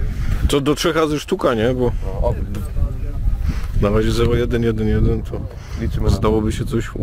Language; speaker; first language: Polish; native; Polish